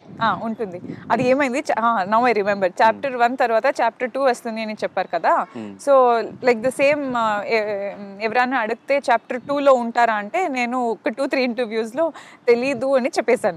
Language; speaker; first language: Telugu; non-native, local second language; Kannada